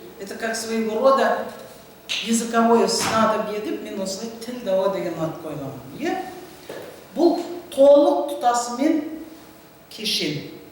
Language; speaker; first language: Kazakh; native; Kazakh